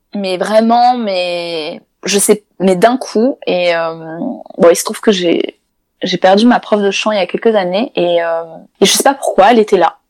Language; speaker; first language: French; native; French